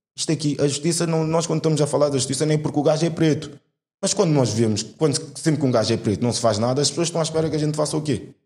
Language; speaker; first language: Portuguese; native; Portuguese